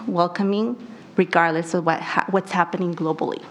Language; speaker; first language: English; early bilingual, other home language; Spanish